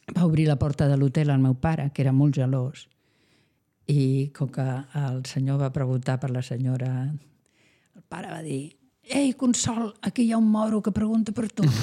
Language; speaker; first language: Catalan; non-native, local second language; Spanish